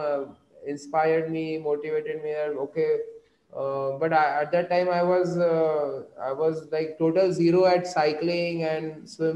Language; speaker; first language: English; non-native, local second language; Marathi